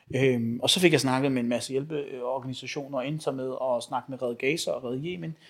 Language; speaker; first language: Danish; early bilingual, other home language; Arabic